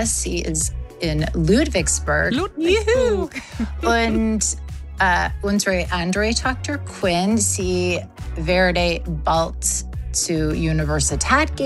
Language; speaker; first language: German; non-native, learner; English